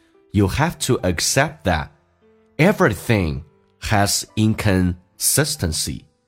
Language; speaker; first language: English; non-native, fluent; Chinese